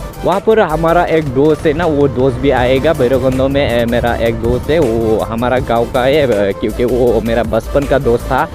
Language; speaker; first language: Hindi; non-native, learner; Bodo